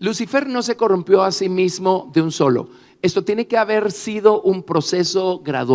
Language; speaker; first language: Spanish; native; Spanish